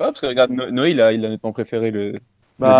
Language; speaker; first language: French; native; French